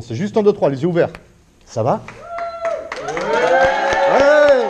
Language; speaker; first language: French; native; French